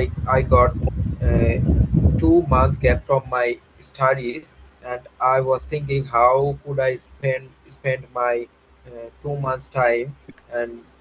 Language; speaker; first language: English; non-native, learner; Bangla